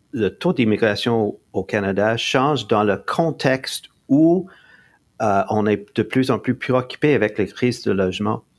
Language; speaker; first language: French; non-native, local second language; English